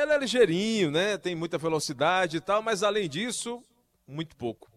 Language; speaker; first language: Portuguese; native; Portuguese